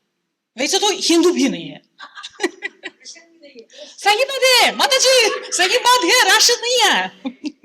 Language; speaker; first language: Hindi; non-native, fluent; Russian